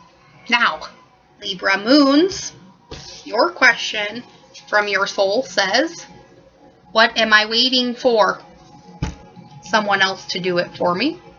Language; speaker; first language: English; native; English